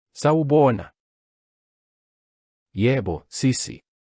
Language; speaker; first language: Zulu; non-native, learner; English